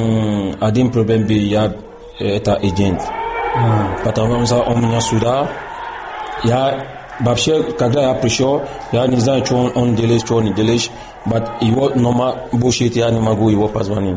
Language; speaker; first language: Russian; non-native, learner; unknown